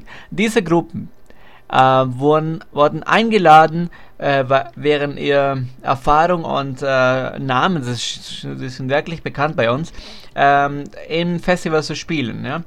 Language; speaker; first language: German; non-native, fluent; Spanish